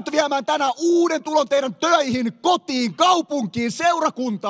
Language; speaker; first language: Finnish; native; Finnish